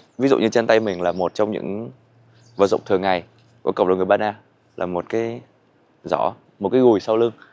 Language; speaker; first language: Vietnamese; native; Vietnamese